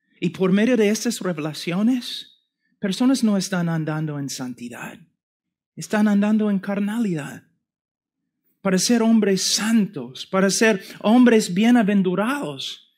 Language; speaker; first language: Spanish; non-native, fluent; English